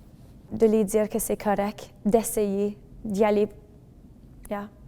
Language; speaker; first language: French; non-native, local second language; English